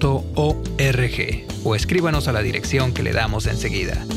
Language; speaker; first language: Spanish; native; Spanish